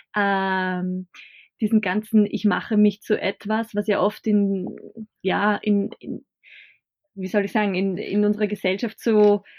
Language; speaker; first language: German; native; German